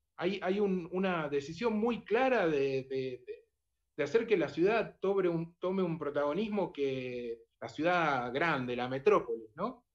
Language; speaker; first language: Spanish; native; Spanish